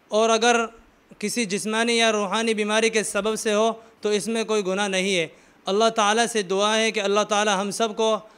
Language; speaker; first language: Urdu; native; Urdu